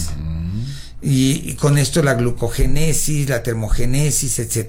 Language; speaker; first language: Spanish; native; Spanish